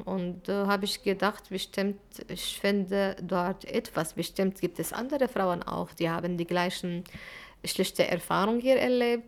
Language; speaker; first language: German; non-native, fluent; Arabic